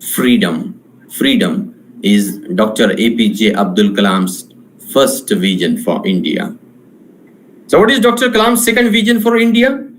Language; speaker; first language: English; non-native, local second language; Marathi